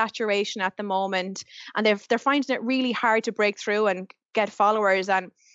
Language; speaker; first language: English; native; English